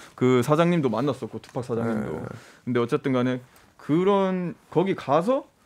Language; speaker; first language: Korean; native; Korean